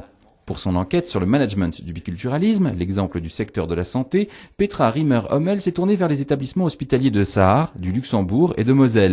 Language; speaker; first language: French; native; French